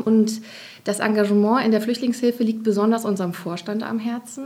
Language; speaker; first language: German; native; German